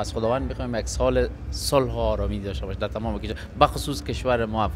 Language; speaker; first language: Persian; native; Persian